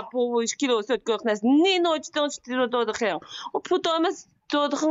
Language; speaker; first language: Chinese; non-native, local second language; Uyghur